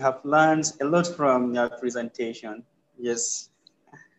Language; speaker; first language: English; non-native, local second language; Hausa